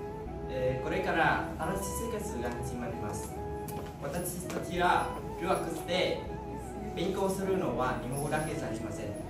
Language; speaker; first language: Japanese; non-native, learner; Nepali